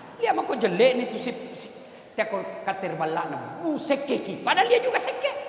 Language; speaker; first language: Indonesian; non-native, local second language; Buginese